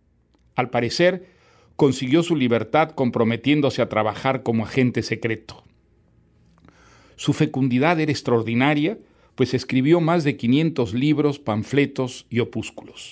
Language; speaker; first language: Spanish; native; Spanish